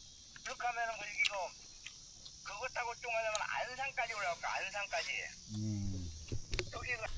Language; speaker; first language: Korean; native; Korean